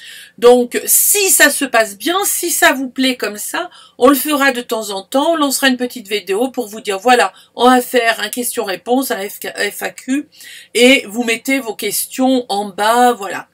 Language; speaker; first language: French; native; French